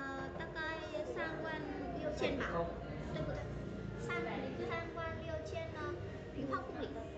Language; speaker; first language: Chinese; non-native, fluent; Vietnamese